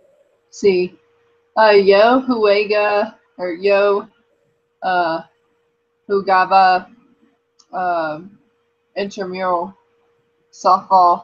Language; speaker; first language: Spanish; non-native, learner; English